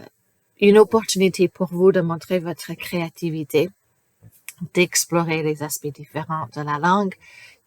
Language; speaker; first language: French; non-native, fluent; English